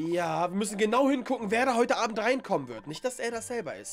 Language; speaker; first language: German; native; German